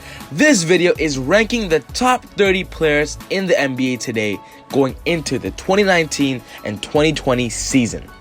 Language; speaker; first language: English; native; English